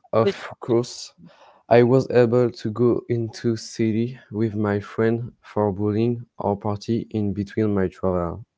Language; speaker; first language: English; non-native, learner; French